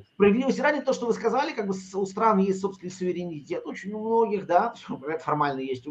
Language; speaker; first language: Russian; native; Russian